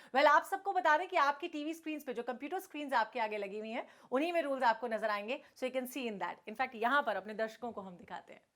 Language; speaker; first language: Hindi; native; Hindi